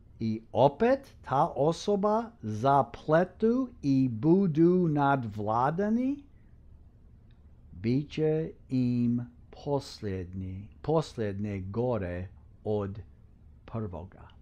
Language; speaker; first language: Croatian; early bilingual, heritage; Croatian